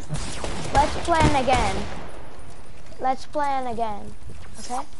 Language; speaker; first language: English; non-native, learner; Portuguese